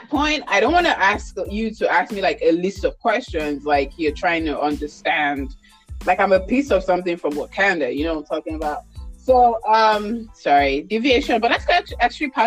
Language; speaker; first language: English; non-native, local second language; Yoruba